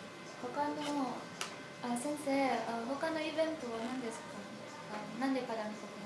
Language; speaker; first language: Japanese; non-native, learner; Indonesian